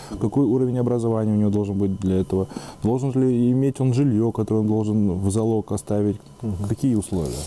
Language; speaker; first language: Russian; native; Russian